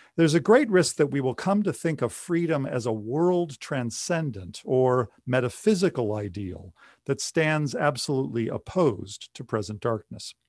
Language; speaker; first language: English; native; English